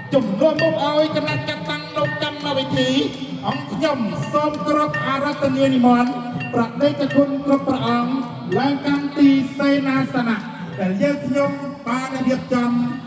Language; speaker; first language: Khmer; native; Khmer